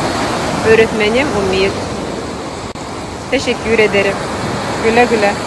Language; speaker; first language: Turkish; non-native, learner; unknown